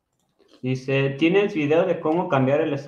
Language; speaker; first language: Spanish; native; Spanish